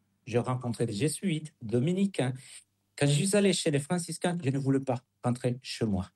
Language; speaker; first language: French; non-native, fluent; Spanish